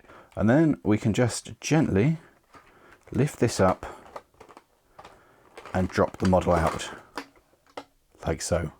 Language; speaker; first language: English; native; English